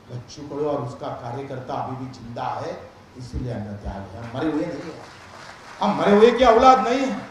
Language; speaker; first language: Hindi; non-native, local second language; Marathi